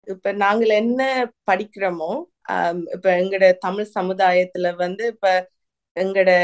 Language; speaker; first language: Tamil; early bilingual, heritage; Tamil